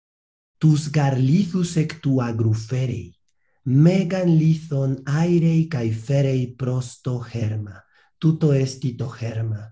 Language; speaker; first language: Greek; non-native, fluent; Spanish